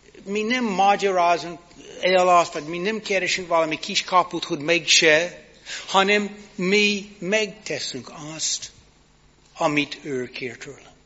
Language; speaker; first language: Hungarian; non-native, fluent; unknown